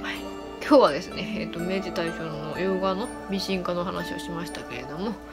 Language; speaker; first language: Japanese; native; Japanese